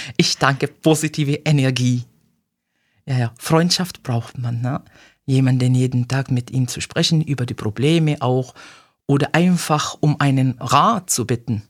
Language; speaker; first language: German; non-native, fluent; Arabic